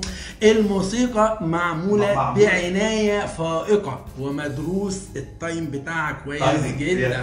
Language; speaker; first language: Arabic; native; Arabic